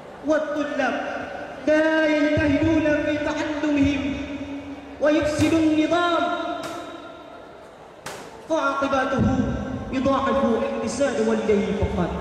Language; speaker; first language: Arabic; non-native, learner; Indonesian